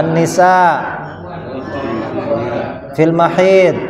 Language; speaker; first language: Arabic; non-native, fluent; Indonesian